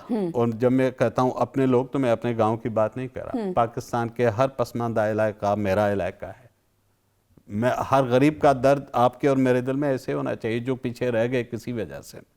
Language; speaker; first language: Urdu; non-native, local second language; Sindhi